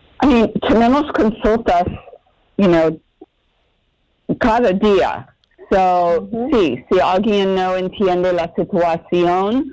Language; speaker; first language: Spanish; non-native, learner; English